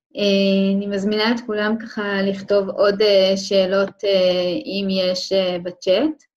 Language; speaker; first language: Hebrew; native; Hebrew